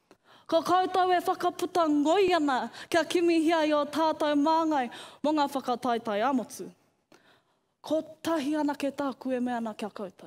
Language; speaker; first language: Māori; non-native, local second language; English